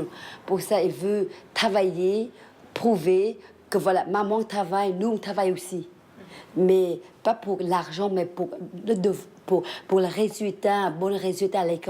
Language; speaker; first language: French; early bilingual, other home language; Vietnamese